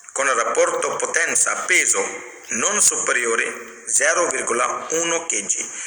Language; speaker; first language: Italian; non-native, fluent; Punjabi